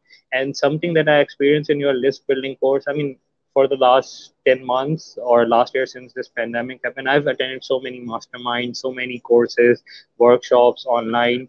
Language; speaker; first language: English; non-native, local second language; Urdu